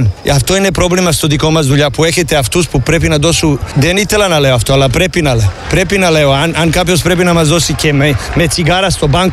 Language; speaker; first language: Greek; non-native, learner; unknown